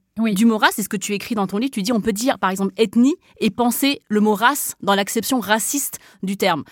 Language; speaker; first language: French; native; French